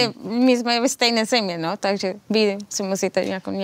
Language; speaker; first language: Czech; non-native, fluent; Spanish